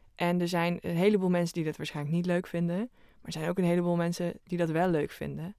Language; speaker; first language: Dutch; native; Dutch